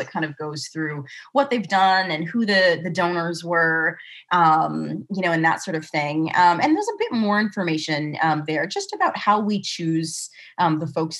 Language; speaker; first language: English; native; English